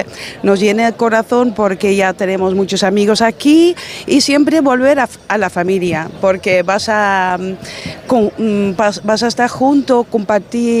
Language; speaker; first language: Spanish; non-native, fluent; Dutch